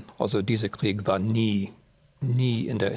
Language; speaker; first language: German; non-native, fluent; English